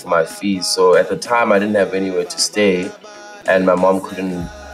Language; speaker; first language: English; non-native, local second language; Xhosa